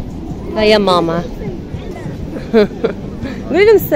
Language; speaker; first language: Arabic; native; Arabic